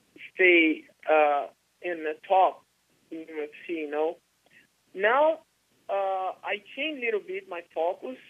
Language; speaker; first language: English; non-native, learner; Portuguese